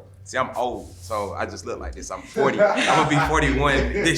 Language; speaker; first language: English; native; English